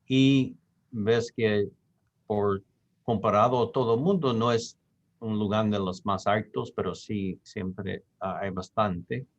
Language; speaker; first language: Spanish; non-native, fluent; English